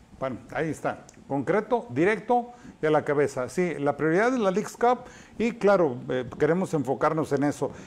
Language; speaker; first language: Spanish; native; Spanish